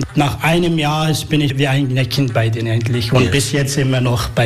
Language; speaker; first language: German; non-native, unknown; Arabic